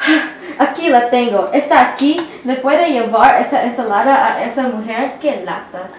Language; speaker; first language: Spanish; non-native, learner; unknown